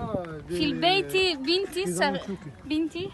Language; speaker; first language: Arabic; non-native, learner; Tajik